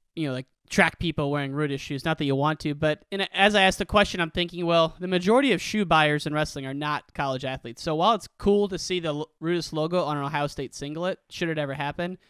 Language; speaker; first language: English; native; English